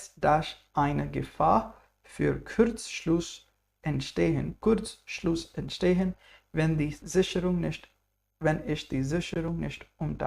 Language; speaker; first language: German; non-native, fluent; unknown